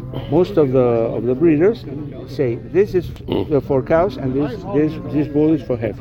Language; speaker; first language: English; non-native, fluent; Spanish